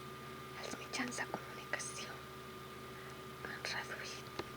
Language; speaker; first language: Catalan; non-native, local second language; Spanish